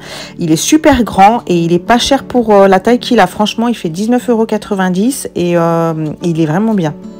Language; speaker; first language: French; native; French